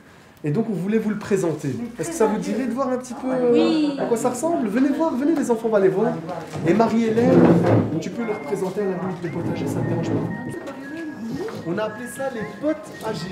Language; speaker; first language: French; native; French